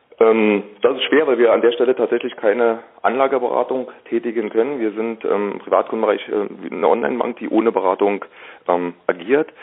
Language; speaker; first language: German; native; German